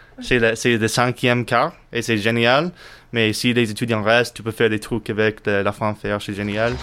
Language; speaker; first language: French; non-native, learner; English